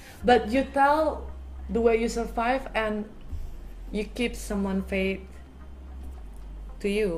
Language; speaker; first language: English; non-native, fluent; Indonesian